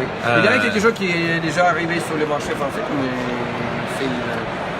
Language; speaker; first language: French; non-native, learner; Russian